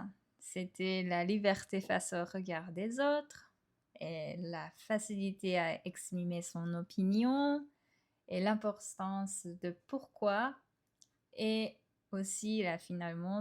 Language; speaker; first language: French; non-native, fluent; Japanese